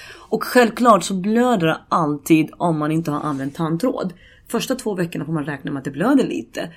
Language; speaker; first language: Swedish; early bilingual, other home language; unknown